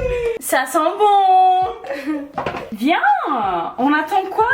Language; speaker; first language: French; non-native, fluent; English